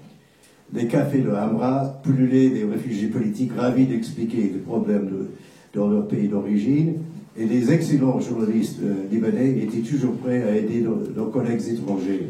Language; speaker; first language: French; non-native, fluent; English